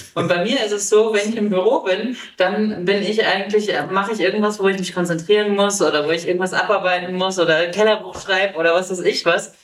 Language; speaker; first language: German; native; German